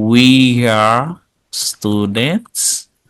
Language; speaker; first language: English; non-native, fluent; Haitian Creole